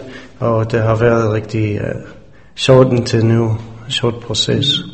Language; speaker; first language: Danish; non-native, fluent; English